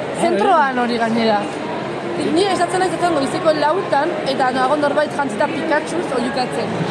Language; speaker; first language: Basque; non-native, local second language; Spanish